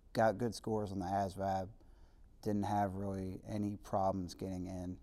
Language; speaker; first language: English; native; English